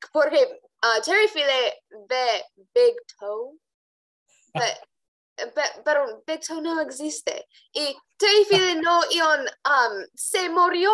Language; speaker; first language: Spanish; non-native, learner; English